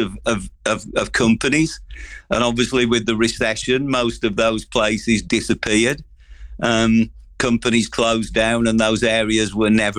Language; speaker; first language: English; native; English